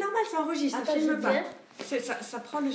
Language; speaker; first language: French; native; French